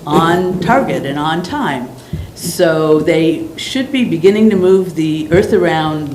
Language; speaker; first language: English; native; English